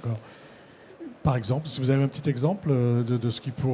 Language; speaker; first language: French; native; French